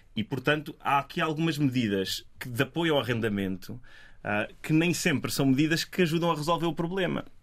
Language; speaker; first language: Portuguese; native; Portuguese